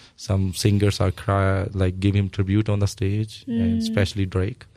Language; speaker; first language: English; non-native, local second language; Punjabi